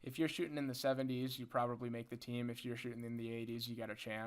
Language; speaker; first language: English; native; English